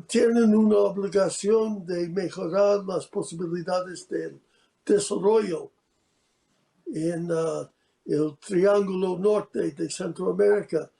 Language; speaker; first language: Spanish; non-native, fluent; English